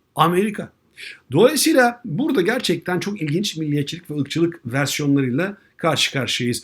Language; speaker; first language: Turkish; native; Turkish